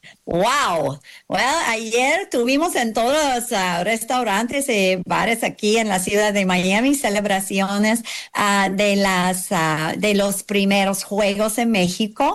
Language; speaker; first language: Spanish; non-native, learner; English